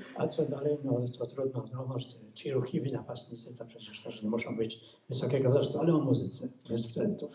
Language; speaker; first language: Polish; native; Polish